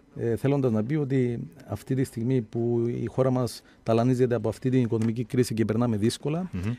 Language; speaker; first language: Greek; native; Greek